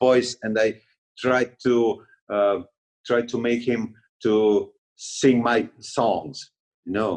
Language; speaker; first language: English; non-native, learner; Russian